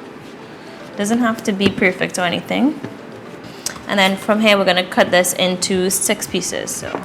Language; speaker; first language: English; native; English